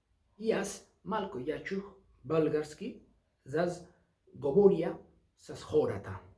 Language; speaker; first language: Bulgarian; non-native, learner; Basque